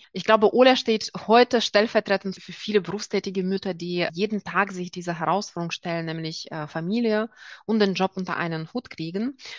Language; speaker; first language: German; non-native, fluent; Russian